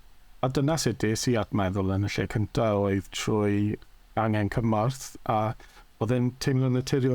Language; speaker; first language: Welsh; native; Welsh